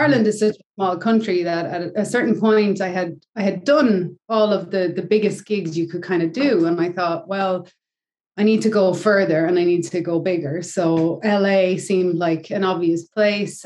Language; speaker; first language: English; native; English